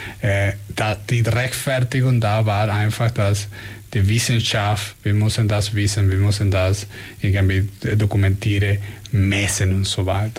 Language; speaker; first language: German; non-native, fluent; Spanish